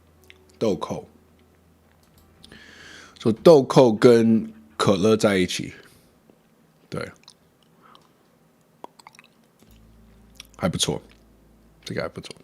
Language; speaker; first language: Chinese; non-native, learner; English